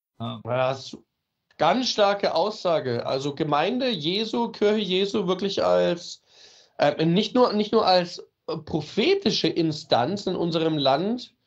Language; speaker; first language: German; native; German